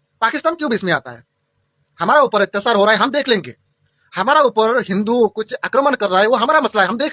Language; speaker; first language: Hindi; non-native, local second language; Bangla